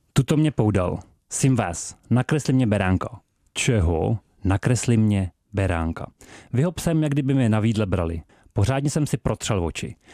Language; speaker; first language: Czech; native; Czech